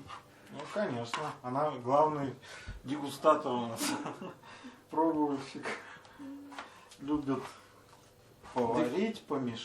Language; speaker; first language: Russian; native; Russian